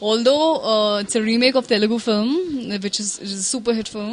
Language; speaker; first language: English; non-native, local second language; Punjabi